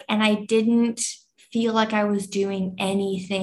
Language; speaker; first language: English; native; English